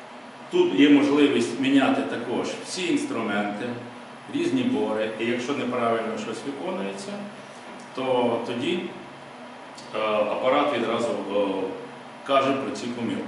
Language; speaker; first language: Ukrainian; native; Ukrainian